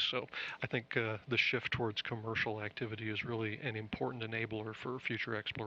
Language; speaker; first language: English; native; English